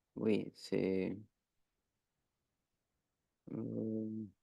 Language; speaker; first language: French; non-native, learner; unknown